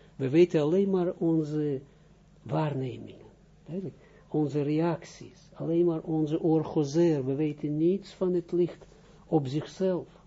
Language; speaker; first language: Dutch; non-native, fluent; Russian